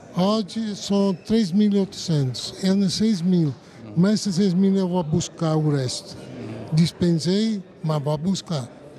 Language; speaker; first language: Portuguese; non-native, fluent; Italian